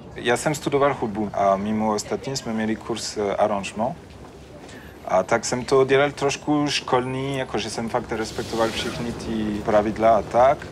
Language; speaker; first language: Czech; non-native, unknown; French